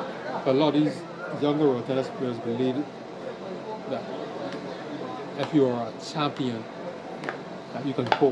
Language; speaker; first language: English; native; English